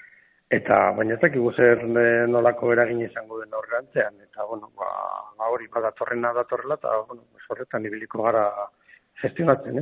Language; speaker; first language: Basque; non-native, local second language; Spanish